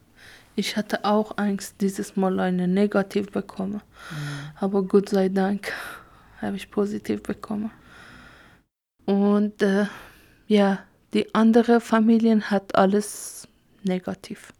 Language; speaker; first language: German; non-native, learner; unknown